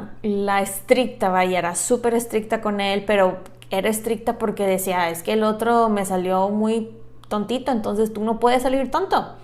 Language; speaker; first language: Spanish; native; Spanish